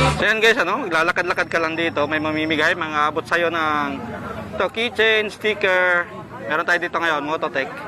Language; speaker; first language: Filipino; native; Filipino